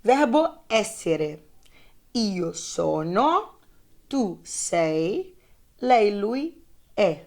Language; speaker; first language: Italian; non-native, fluent; Portuguese